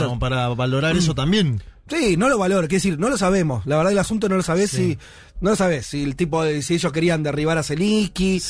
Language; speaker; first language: Spanish; native; Spanish